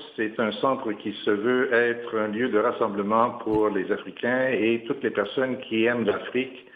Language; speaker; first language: French; native; French